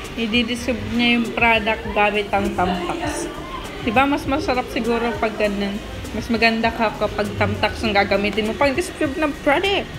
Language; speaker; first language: Filipino; native; Filipino